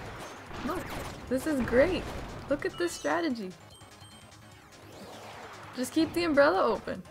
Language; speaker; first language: English; native; English